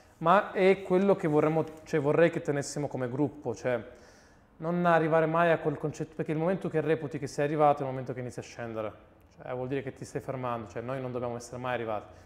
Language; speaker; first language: Italian; early bilingual, other home language; Arabic